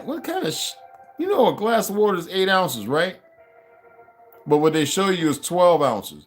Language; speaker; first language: English; native; English